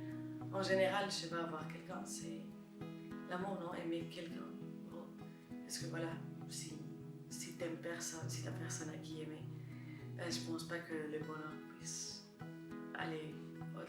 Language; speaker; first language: French; non-native, fluent; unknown